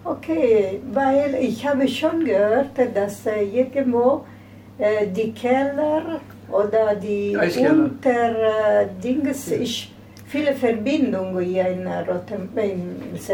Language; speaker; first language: German; non-native, fluent; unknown